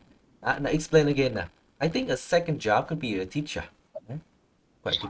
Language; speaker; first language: English; non-native, fluent; Vietnamese